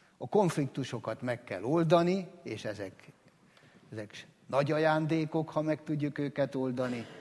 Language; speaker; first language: Hungarian; native; Hungarian